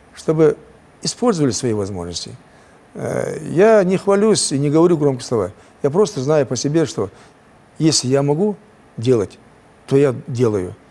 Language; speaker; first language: Russian; non-native, local second language; Chechen